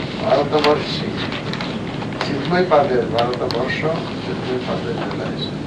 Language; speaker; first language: Russian; non-native, learner; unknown